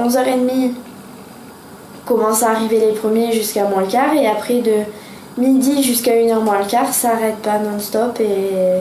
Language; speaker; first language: French; native; French